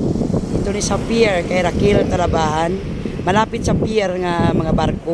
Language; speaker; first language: Filipino; non-native, local second language; Hiligaynon